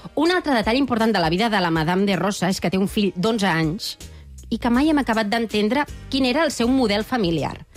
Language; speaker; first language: Catalan; native; Catalan